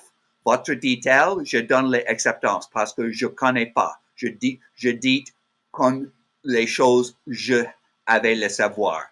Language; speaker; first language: French; non-native, learner; English